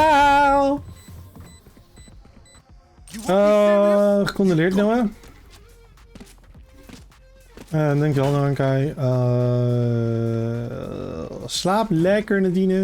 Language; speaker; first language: Dutch; native; Dutch